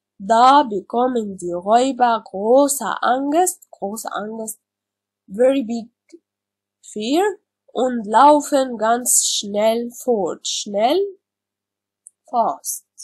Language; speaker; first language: German; non-native, learner; Arabic